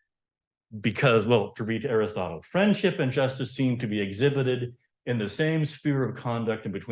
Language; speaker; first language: English; native; English